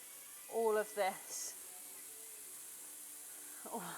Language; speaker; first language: English; native; English